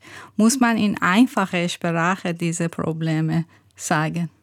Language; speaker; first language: German; non-native, learner; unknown